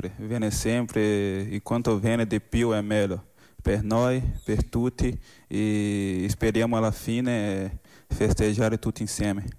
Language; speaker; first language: Italian; non-native, fluent; Portuguese